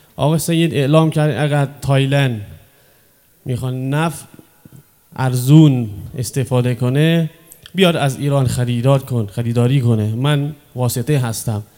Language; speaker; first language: Persian; non-native, fluent; Thai